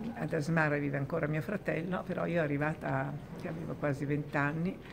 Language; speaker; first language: Italian; early bilingual, heritage; Italian